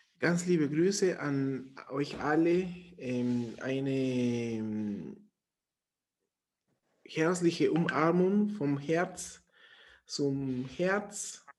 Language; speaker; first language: German; non-native, fluent; Spanish